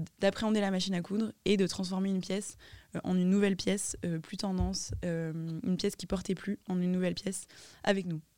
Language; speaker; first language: French; native; French